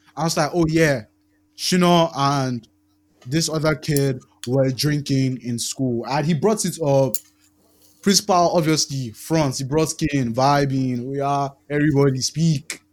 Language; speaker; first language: English; non-native, local second language; Yoruba